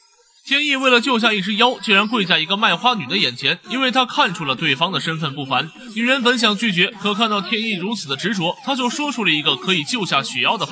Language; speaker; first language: Chinese; native; Chinese